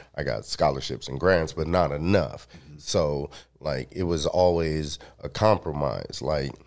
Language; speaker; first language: English; early bilingual, other home language; Spanish